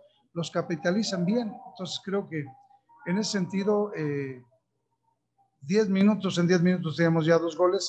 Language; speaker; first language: Spanish; native; Spanish